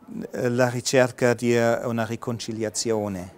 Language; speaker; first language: Italian; non-native, fluent; German